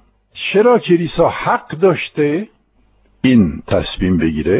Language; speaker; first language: Persian; non-native, fluent; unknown